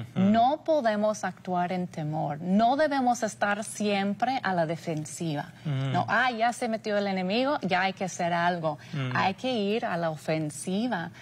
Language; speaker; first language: Spanish; non-native, fluent; English